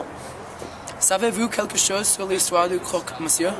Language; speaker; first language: French; non-native, learner; English